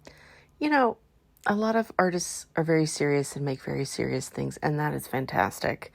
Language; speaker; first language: English; native; English